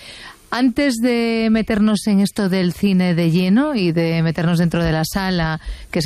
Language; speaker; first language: Spanish; native; Spanish